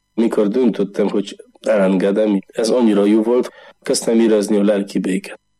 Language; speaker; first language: Hungarian; non-native, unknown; Polish